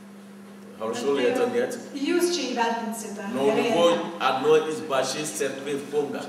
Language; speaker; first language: Russian; non-native, fluent; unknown